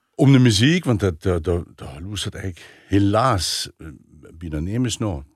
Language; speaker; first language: Dutch; native; Dutch